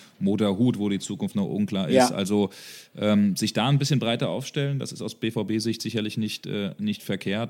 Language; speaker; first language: German; native; German